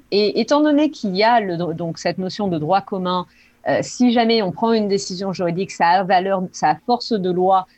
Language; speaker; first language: French; native; French